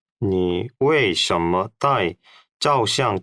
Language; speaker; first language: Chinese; non-native, learner; Korean